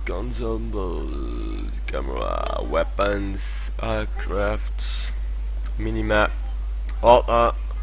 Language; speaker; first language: English; non-native, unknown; Dutch